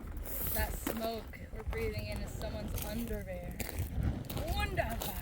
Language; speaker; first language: English; native; English